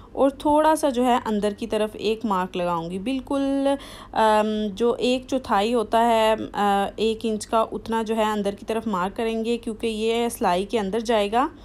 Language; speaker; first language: Urdu; native; Urdu